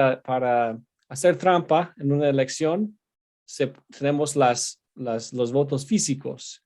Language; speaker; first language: Spanish; non-native, fluent; English